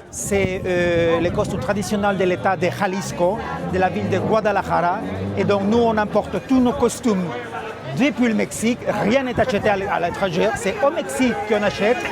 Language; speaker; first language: French; non-native, fluent; Spanish